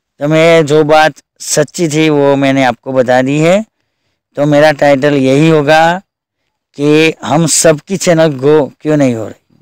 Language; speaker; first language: Hindi; non-native, local second language; Gujarati